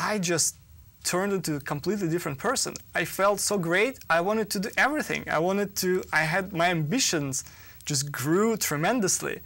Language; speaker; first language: English; non-native, fluent; Russian